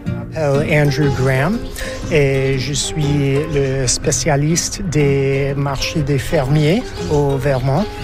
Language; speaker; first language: French; non-native, fluent; English